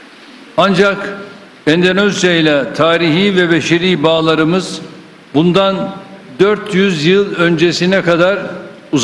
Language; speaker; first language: Turkish; native; Turkish